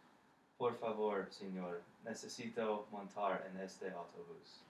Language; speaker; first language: Spanish; non-native, learner; English